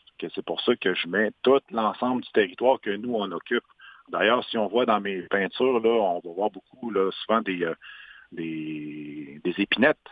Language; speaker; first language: French; non-native, local second language; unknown